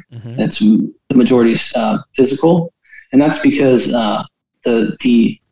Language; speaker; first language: English; native; English